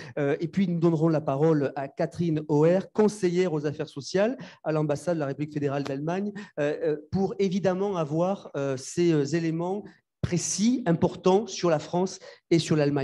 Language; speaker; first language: French; native; French